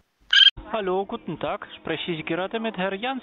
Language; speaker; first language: German; non-native, fluent; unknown